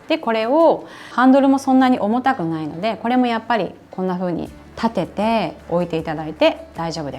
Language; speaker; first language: Japanese; native; Japanese